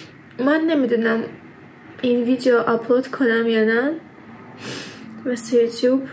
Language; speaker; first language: Persian; early bilingual, heritage; Persian